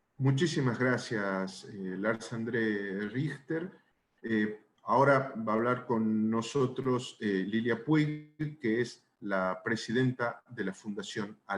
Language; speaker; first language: Spanish; native; Spanish